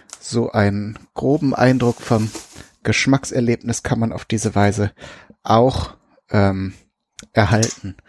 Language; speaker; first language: German; native; German